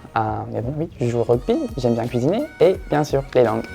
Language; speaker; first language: French; non-native, fluent; English